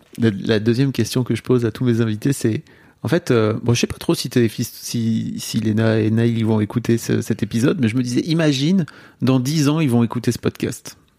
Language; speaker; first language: French; native; French